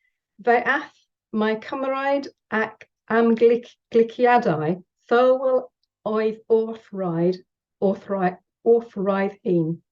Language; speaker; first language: Welsh; non-native, learner; English